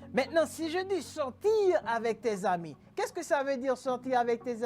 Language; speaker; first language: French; non-native, fluent; Spanish